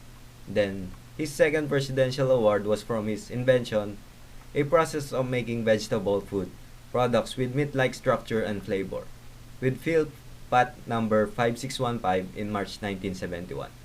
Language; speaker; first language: English; non-native, local second language; Filipino